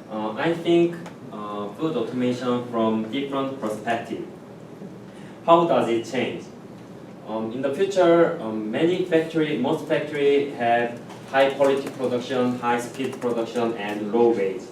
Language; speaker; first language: English; non-native, learner; Korean